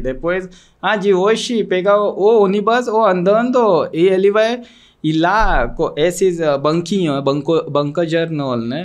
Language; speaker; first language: Portuguese; non-native, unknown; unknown